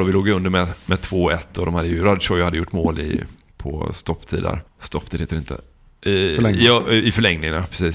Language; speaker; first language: Swedish; native; Swedish